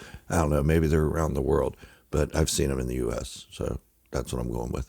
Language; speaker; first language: English; native; English